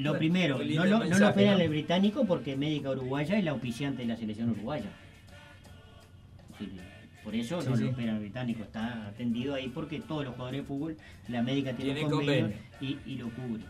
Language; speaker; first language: Spanish; native; Spanish